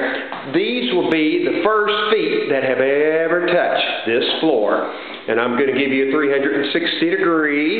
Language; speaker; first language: English; native; English